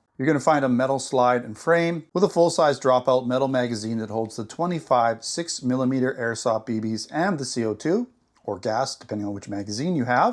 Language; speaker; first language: English; native; English